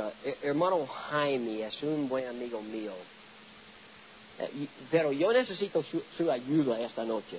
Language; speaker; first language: Spanish; non-native, learner; English